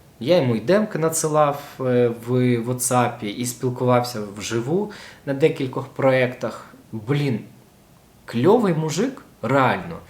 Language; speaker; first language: Ukrainian; native; Ukrainian